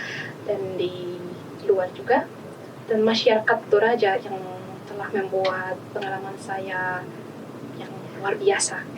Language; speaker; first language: Indonesian; non-native, learner; Malagasy